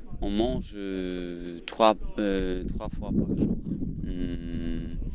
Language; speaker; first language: French; non-native, learner; Polish